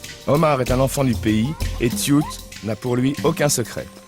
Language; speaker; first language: French; native; French